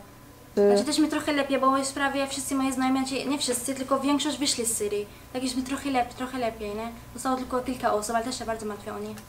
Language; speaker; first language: Polish; early bilingual, heritage; Arabic